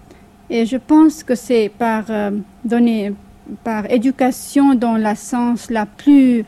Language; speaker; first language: French; non-native, fluent; Hindi